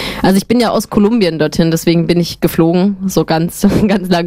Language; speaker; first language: German; native; German